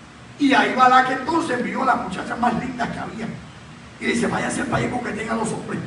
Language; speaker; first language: Spanish; native; Spanish